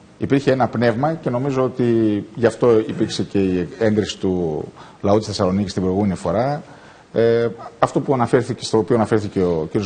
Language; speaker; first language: Greek; native; Greek